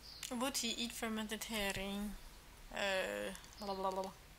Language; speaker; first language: Swedish; non-native, learner; German